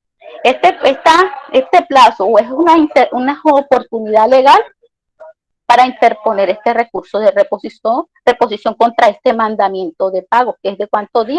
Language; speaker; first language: Spanish; native; Spanish